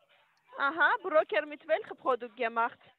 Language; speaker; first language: German; non-native, learner; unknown